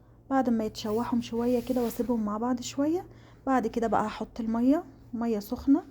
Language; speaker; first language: Arabic; native; Arabic